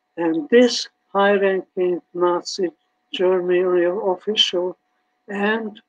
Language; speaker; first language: English; early bilingual, other home language; Hungarian